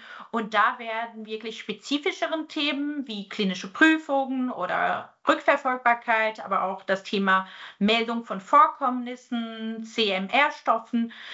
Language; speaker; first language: German; native; German